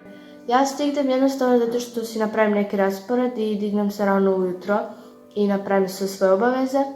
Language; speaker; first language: Croatian; native; Croatian